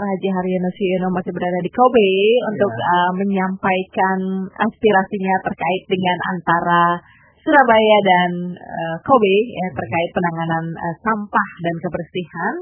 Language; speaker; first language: Indonesian; native; Indonesian